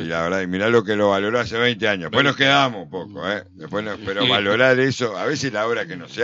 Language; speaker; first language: Spanish; native; Spanish